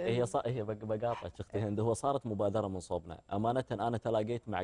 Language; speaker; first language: Arabic; native; Arabic